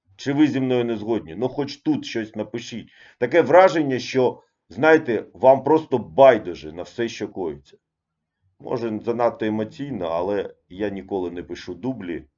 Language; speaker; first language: Ukrainian; non-native, local second language; Russian